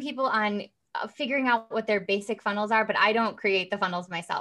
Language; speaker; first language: English; native; English